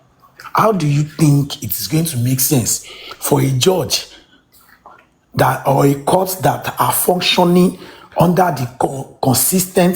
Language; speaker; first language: English; non-native, local second language; Yoruba